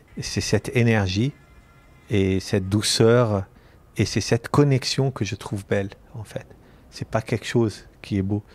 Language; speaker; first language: French; non-native, local second language; Arabic